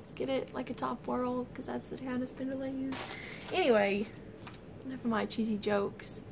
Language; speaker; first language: English; native; English